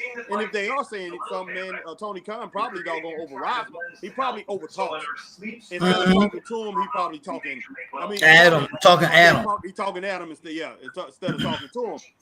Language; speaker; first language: English; native; English